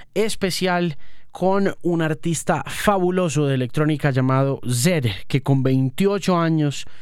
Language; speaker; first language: Spanish; native; Spanish